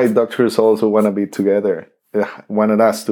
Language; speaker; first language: English; non-native, fluent; Spanish